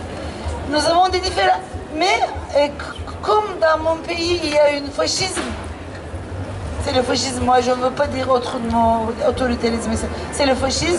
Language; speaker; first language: French; non-native, fluent; Turkish